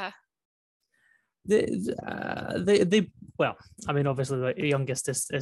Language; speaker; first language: English; native; English